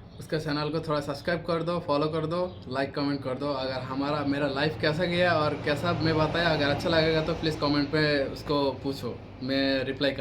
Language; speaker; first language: Hindi; non-native, fluent; Bangla